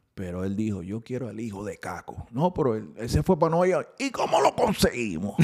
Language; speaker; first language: Spanish; early bilingual, heritage; Spanish